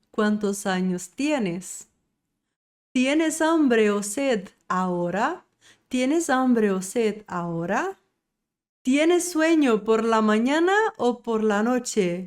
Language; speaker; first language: Spanish; non-native, fluent; Portuguese